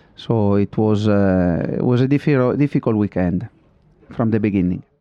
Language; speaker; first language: English; non-native, fluent; Italian